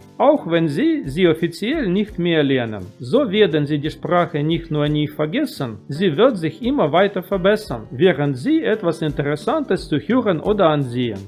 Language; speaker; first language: German; non-native, fluent; Russian